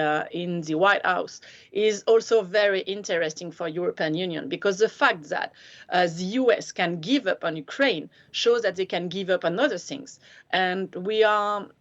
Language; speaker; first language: English; non-native, fluent; French